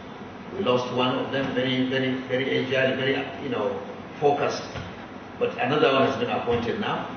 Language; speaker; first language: English; non-native, local second language; Hausa